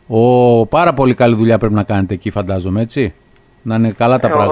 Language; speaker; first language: Greek; native; Greek